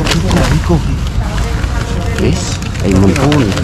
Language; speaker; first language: Spanish; non-native, learner; Filipino